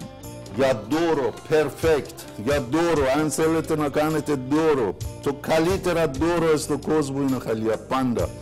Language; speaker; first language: Greek; non-native, learner; Persian